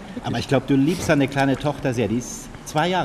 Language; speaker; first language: German; native; German